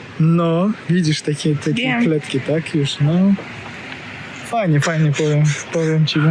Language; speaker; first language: Polish; non-native, learner; Russian